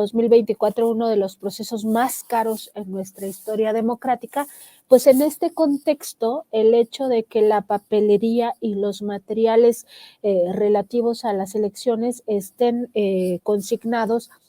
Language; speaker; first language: Spanish; native; Spanish